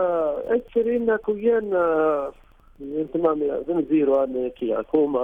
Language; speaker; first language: Greek; non-native, learner; Arabic